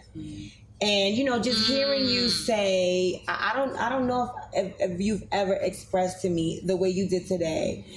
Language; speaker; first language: English; native; English